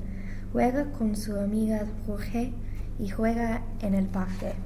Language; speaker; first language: Spanish; non-native, learner; English